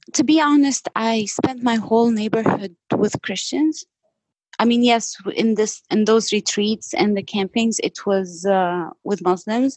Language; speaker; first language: English; non-native, fluent; Arabic